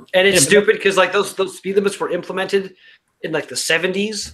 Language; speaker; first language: English; native; English